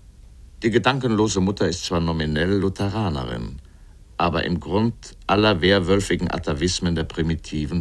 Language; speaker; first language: German; native; German